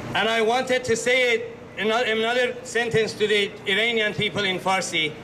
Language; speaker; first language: English; non-native, fluent; Persian